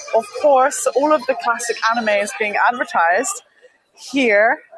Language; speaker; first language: English; native; English